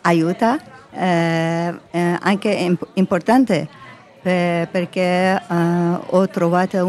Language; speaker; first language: Italian; non-native, learner; Persian